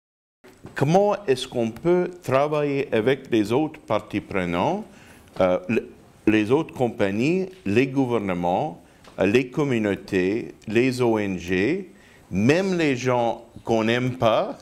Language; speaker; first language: French; non-native, fluent; English